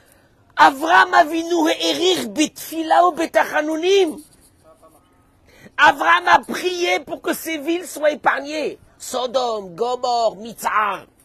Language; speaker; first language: French; native; French